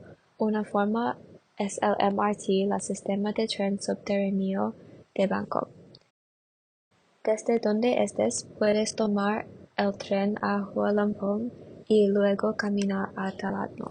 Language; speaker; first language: Spanish; non-native, learner; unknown